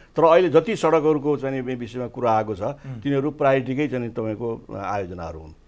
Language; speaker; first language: Nepali; native; Nepali